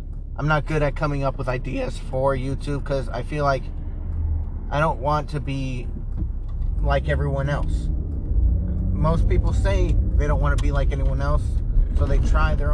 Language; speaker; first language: English; native; English